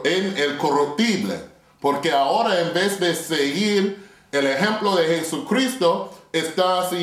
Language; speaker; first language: Spanish; non-native, fluent; English